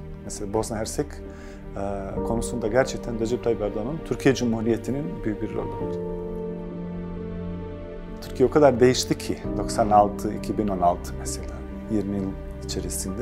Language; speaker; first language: Turkish; non-native, fluent; Bosnian